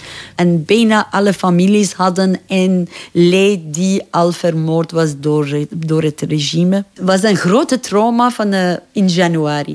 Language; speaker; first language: Dutch; non-native, fluent; Persian